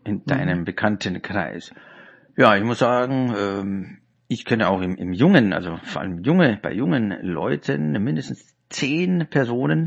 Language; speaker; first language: German; native; German